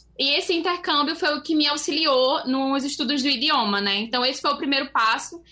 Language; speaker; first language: Portuguese; native; Portuguese